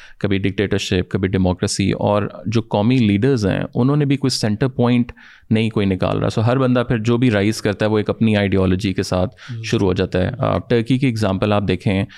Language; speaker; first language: Urdu; native; Urdu